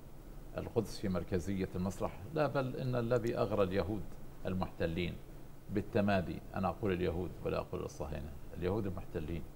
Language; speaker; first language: Arabic; native; Arabic